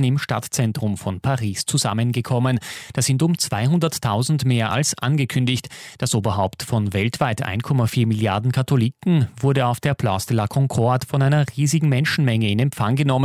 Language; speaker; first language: German; native; German